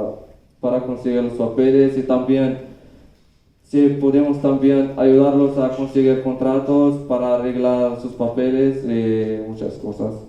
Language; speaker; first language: Spanish; non-native, learner; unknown